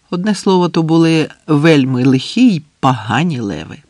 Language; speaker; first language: Ukrainian; native; Ukrainian